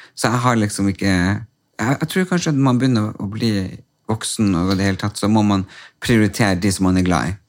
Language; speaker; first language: Norwegian; native; Norwegian